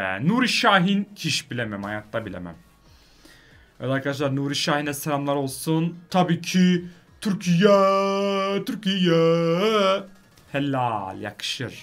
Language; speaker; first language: Turkish; native; Turkish